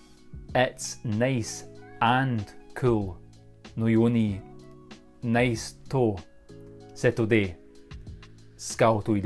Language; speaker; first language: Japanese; non-native, fluent; English